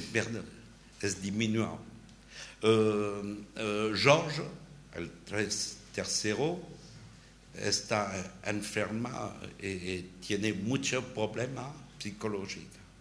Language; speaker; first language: Spanish; non-native, learner; French